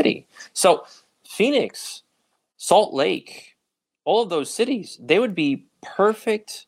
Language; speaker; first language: English; native; English